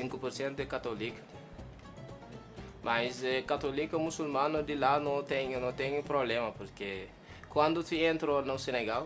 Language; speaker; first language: Portuguese; non-native, learner; Wolof